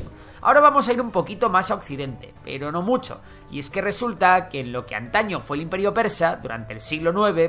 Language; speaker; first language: Spanish; native; Spanish